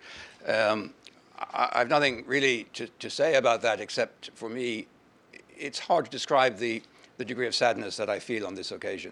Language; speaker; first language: English; native; English